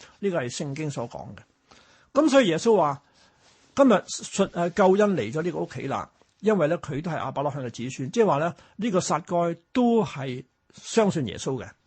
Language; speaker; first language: Cantonese; early bilingual, other home language; Chinese